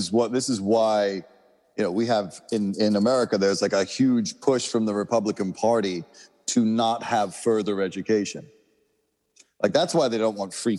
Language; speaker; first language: English; native; English